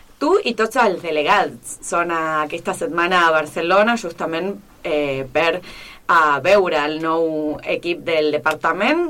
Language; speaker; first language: Catalan; non-native, fluent; Spanish